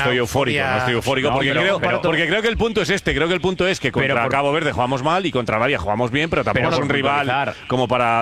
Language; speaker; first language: Spanish; native; Spanish